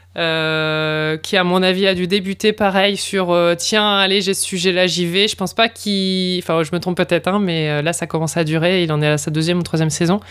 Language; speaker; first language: French; native; French